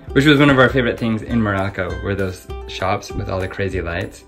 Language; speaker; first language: English; native; English